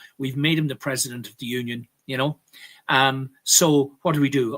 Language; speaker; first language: English; native; English